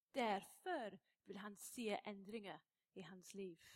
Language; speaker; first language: Swedish; non-native, fluent; English